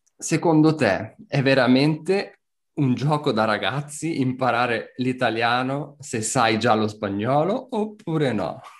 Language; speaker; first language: Italian; native; Italian